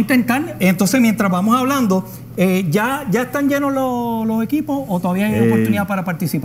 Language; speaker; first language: Spanish; native; Spanish